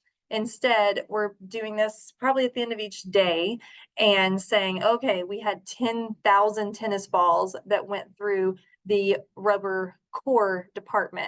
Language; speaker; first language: English; native; English